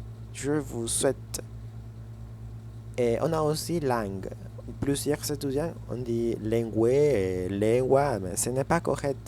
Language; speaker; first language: French; non-native, fluent; Spanish